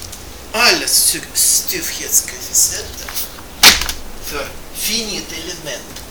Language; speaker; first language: Swedish; non-native, fluent; Russian